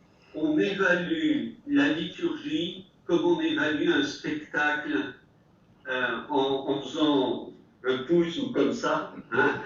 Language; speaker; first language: French; native; French